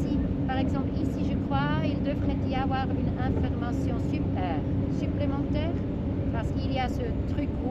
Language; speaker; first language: French; non-native, local second language; German